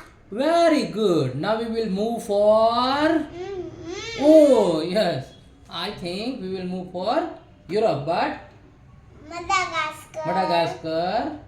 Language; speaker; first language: English; non-native, local second language; Gujarati